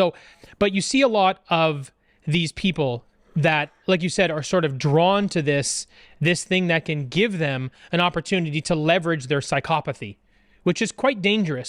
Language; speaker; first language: English; native; English